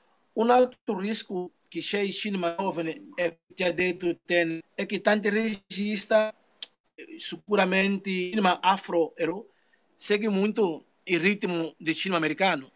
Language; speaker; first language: Italian; non-native, learner; Portuguese